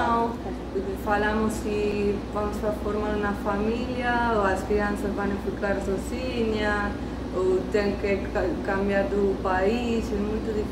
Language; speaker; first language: Portuguese; non-native, learner; Spanish